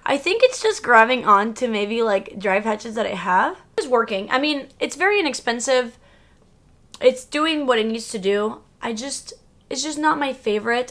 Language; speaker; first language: English; early bilingual, other home language; Spanish